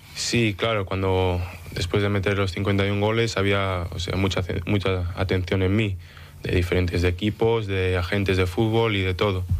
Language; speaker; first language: Spanish; early bilingual, other home language; English